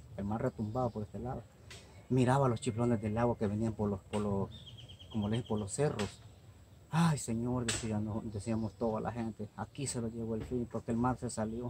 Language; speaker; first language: Spanish; native; Spanish